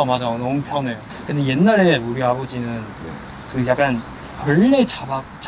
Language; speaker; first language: Korean; non-native, fluent; Chinese